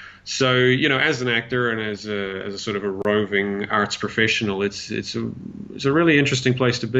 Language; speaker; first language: English; native; English